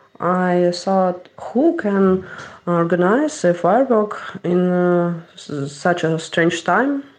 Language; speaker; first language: English; non-native, learner; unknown